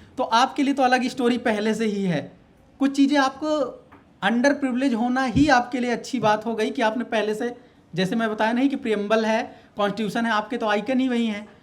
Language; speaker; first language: Hindi; native; Hindi